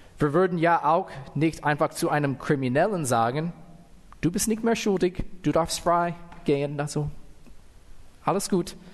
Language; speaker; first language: German; non-native, fluent; English